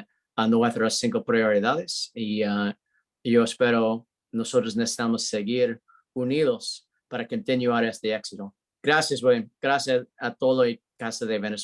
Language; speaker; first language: Spanish; non-native, learner; English